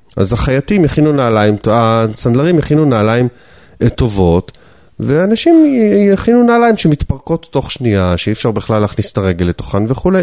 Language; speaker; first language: Hebrew; native; Hebrew